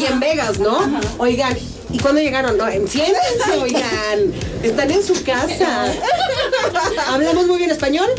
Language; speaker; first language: Spanish; native; Spanish